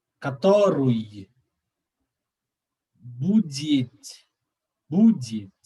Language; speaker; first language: Russian; non-native, learner; Portuguese